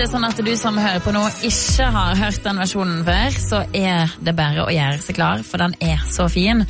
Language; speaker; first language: Norwegian; native; Norwegian